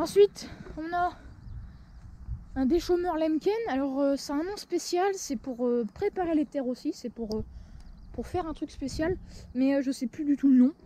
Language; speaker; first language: French; native; French